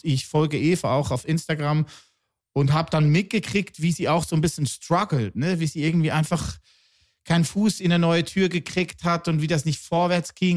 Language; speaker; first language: German; native; German